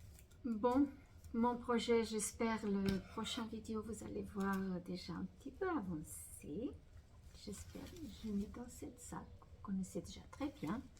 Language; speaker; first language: French; non-native, fluent; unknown